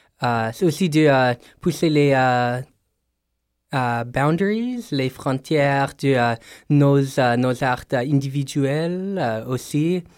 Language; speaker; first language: French; non-native, local second language; English